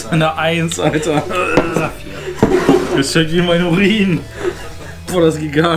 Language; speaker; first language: German; native; German